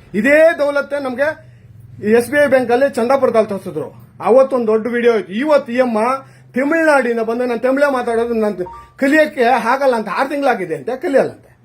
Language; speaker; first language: Kannada; native; Kannada